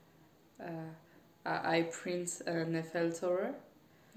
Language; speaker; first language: English; non-native, learner; French